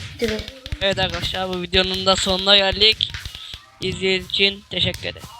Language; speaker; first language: Turkish; native; Turkish